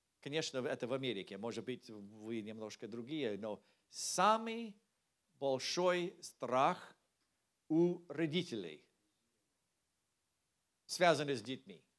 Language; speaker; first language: Russian; non-native, learner; English